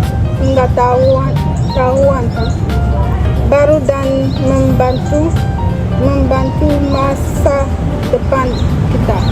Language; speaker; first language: Indonesian; non-native, learner; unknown